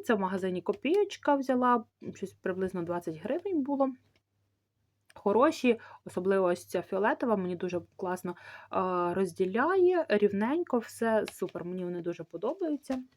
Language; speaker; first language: Ukrainian; native; Ukrainian